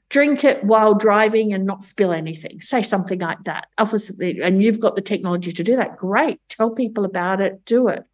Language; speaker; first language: English; native; English